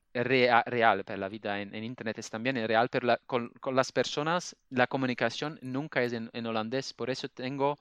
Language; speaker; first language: Spanish; non-native, fluent; Dutch